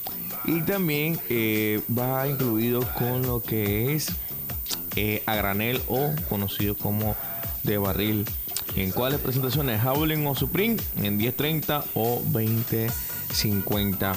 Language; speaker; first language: Spanish; native; Spanish